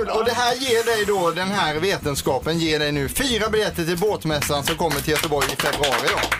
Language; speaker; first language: Swedish; native; Swedish